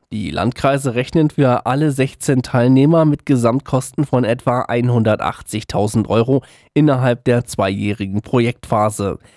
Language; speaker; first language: German; native; German